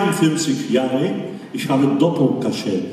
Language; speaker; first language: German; non-native, learner; Spanish